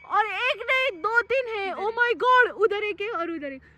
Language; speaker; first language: Hindi; non-native, local second language; Marathi